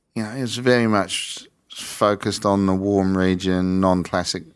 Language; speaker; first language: English; native; English